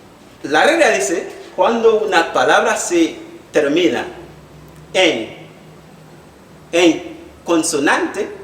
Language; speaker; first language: Spanish; non-native, fluent; Haitian Creole